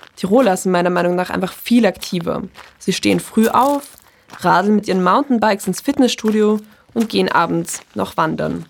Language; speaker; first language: German; early bilingual, other home language; Polish